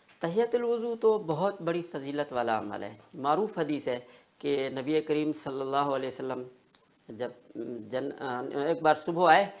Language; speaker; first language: Urdu; native; Urdu